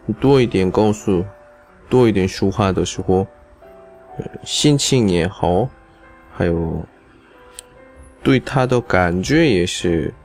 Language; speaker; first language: Chinese; non-native, learner; Korean